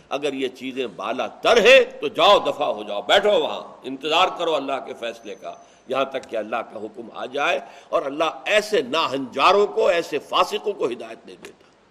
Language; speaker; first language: Urdu; native; Urdu